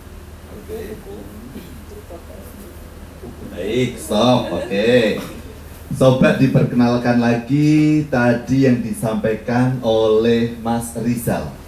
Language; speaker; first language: Indonesian; native; Indonesian